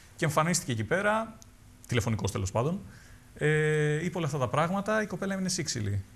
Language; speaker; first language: Greek; native; Greek